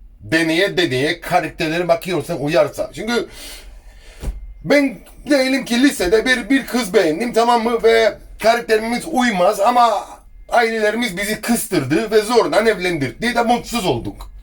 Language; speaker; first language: Turkish; early bilingual, heritage; Turkish